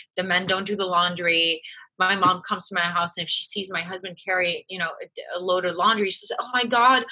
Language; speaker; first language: English; early bilingual, other home language; French